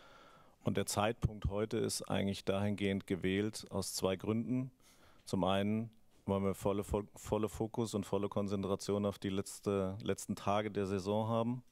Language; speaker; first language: German; native; German